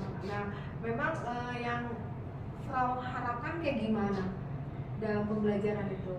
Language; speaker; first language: Malay; native; Malay